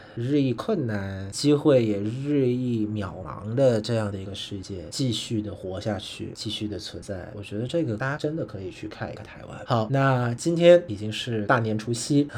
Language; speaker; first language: Chinese; non-native, fluent; Vietnamese